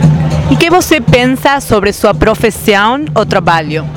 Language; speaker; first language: Portuguese; non-native, fluent; Spanish